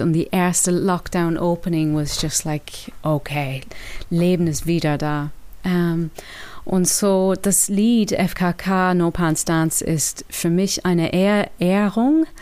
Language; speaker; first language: German; non-native, learner; English